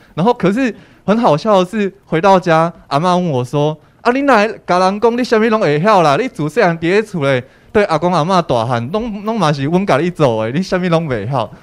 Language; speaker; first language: Chinese; native; Chinese